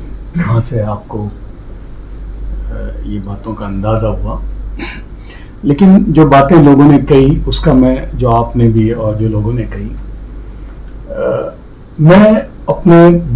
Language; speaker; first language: Hindi; native; Hindi